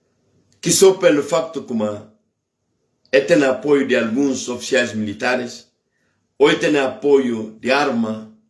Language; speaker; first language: Portuguese; non-native, local second language; Upper Guinea Crioulo